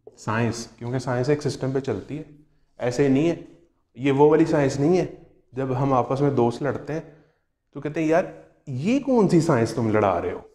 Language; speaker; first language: Urdu; non-native, local second language; Punjabi